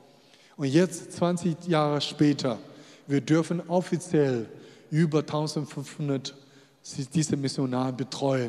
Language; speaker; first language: German; non-native, fluent; Chinese